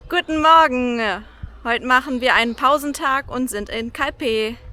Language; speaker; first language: German; native; German